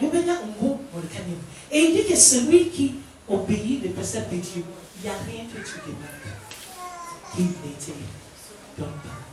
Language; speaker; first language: French; non-native, fluent; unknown